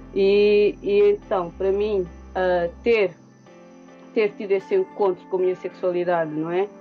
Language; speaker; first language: Portuguese; non-native, local second language; Kabuverdianu